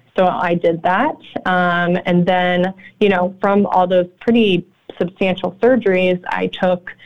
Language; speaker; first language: English; native; English